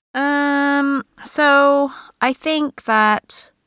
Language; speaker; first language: English; native; English